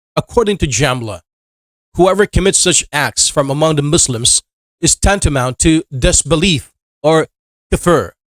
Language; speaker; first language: English; non-native, local second language; Filipino